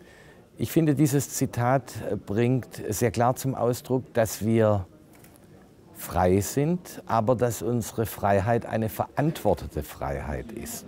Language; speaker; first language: German; native; German